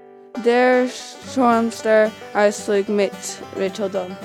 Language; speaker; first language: German; non-native, learner; English